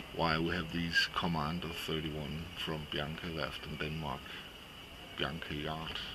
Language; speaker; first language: English; non-native, fluent; Danish